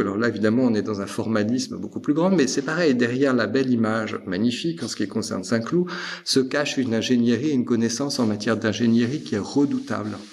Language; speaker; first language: French; native; French